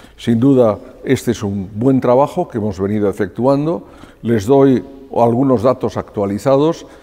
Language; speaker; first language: Spanish; native; Spanish